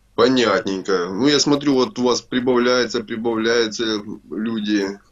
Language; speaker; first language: Russian; native; Russian